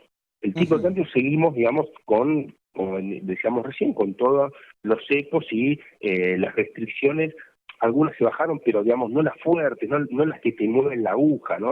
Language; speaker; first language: Spanish; native; Spanish